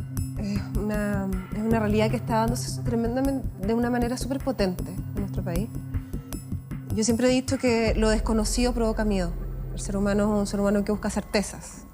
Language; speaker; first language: Spanish; native; Spanish